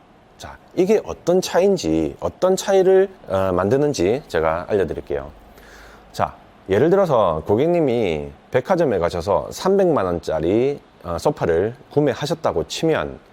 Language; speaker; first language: Korean; native; Korean